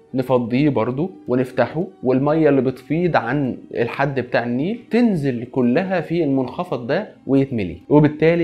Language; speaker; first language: Arabic; native; Arabic